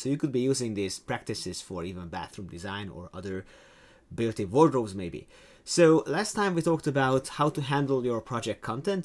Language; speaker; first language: English; non-native, fluent; Hungarian